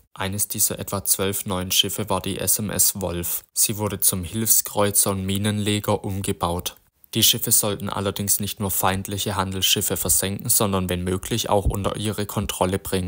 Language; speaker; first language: German; native; German